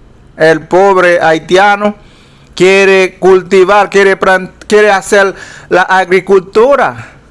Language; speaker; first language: Spanish; non-native, fluent; Haitian Creole